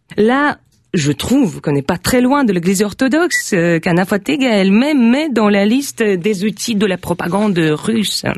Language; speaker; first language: French; non-native, fluent; Russian